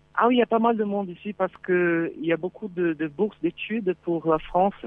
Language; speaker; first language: French; non-native, fluent; Portuguese